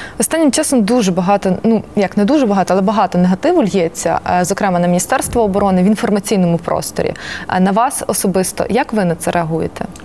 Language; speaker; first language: Ukrainian; native; Ukrainian